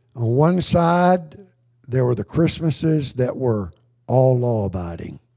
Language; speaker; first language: English; native; English